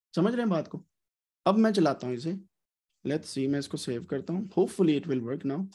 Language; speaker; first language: Urdu; native; Urdu